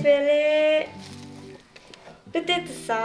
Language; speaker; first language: French; non-native, learner; Japanese